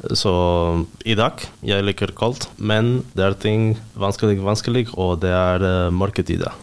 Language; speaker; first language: Norwegian; non-native, learner; Spanish